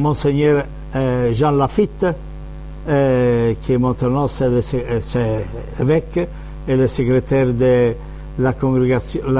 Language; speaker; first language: French; non-native, fluent; Italian